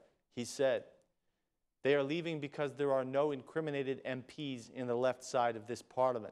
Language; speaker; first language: English; non-native, fluent; Albanian